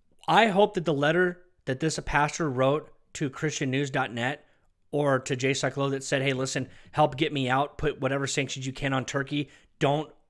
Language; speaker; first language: English; native; English